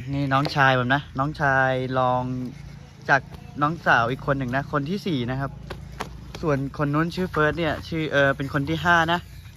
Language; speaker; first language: Thai; non-native, local second language; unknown